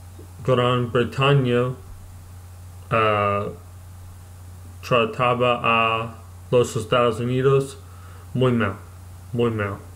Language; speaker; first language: Spanish; non-native, learner; English